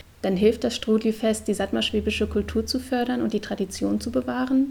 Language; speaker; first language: German; native; German